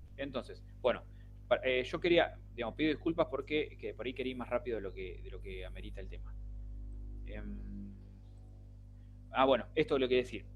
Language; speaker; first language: Spanish; native; Spanish